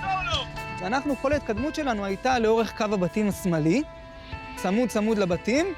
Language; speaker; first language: Hebrew; native; Hebrew